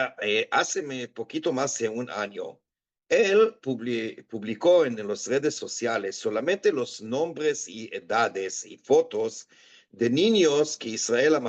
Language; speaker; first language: Spanish; non-native, fluent; Hebrew